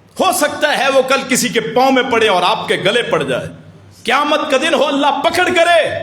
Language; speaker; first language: Urdu; non-native, local second language; Punjabi